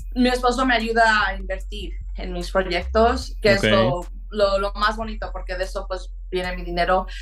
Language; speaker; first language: Spanish; early bilingual, heritage; Spanish